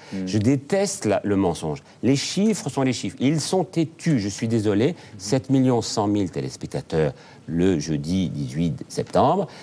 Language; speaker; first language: French; native; French